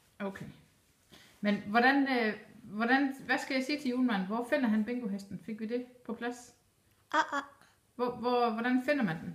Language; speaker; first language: Danish; native; Danish